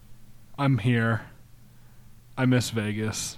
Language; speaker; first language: English; native; English